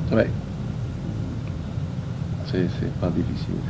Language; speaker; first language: French; non-native, fluent; English